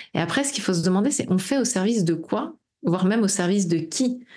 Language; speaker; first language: French; native; French